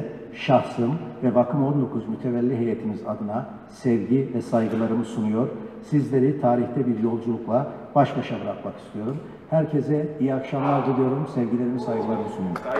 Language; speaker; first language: Turkish; native; Turkish